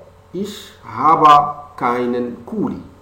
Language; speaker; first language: German; non-native, fluent; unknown